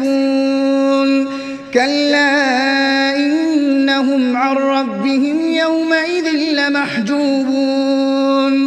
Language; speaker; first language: Arabic; native; Arabic